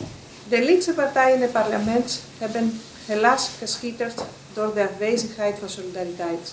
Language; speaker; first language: Dutch; non-native, fluent; Greek